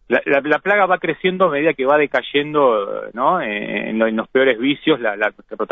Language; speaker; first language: Spanish; native; Spanish